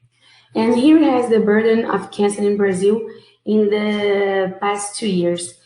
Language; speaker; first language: English; non-native, fluent; Portuguese